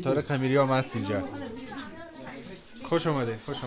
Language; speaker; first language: Persian; native; Persian